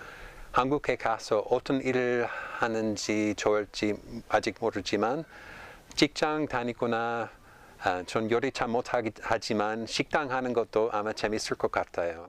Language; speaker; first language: Korean; non-native, fluent; English